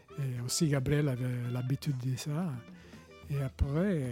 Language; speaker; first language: French; non-native, learner; Italian